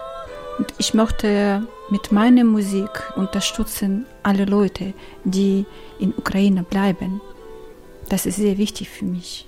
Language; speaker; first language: German; non-native, learner; Ukrainian